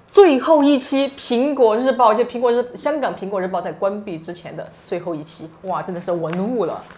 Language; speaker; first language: Chinese; native; Chinese